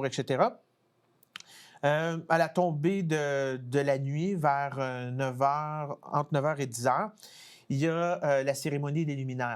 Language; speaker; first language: French; native; French